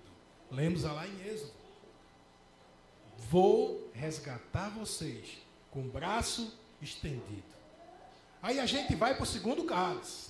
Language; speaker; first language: Portuguese; native; Portuguese